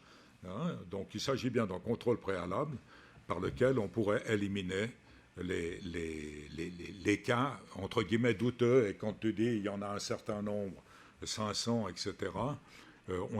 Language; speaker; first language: French; native; French